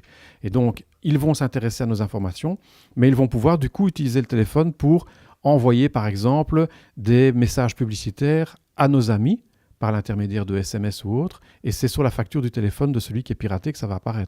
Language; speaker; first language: French; native; French